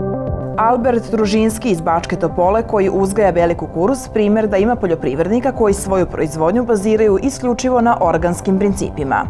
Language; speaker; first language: Serbian; native; Serbian